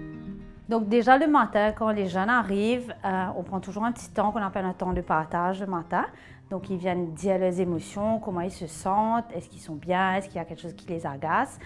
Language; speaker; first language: French; native; French